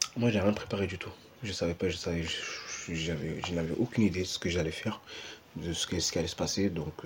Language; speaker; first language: French; early bilingual, other home language; Portuguese